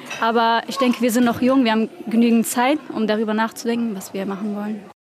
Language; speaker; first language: German; early bilingual, other home language; Persian